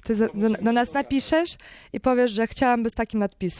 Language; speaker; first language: Polish; non-native, learner; Ukrainian